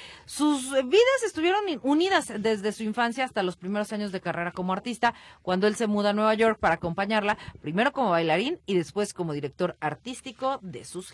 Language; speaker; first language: Spanish; native; Spanish